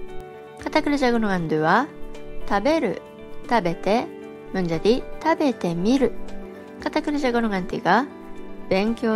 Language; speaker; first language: Japanese; non-native, fluent; Indonesian